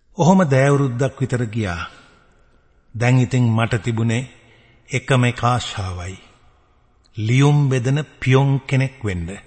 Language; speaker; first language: Sinhala; native; Sinhala